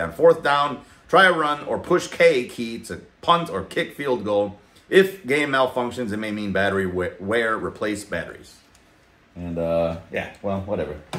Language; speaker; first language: English; native; English